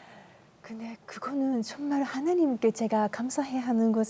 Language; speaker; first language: Korean; non-native, learner; Japanese